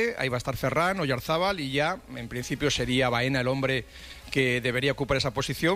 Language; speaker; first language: Spanish; native; Spanish